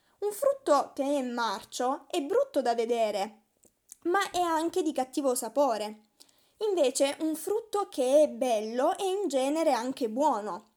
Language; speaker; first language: Italian; native; Italian